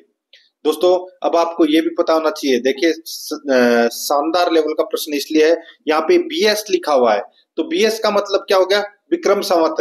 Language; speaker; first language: Hindi; native; Hindi